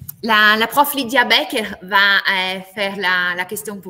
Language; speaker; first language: French; non-native, learner; Portuguese